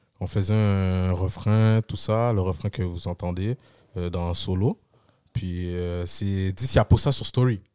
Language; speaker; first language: French; early bilingual, other home language; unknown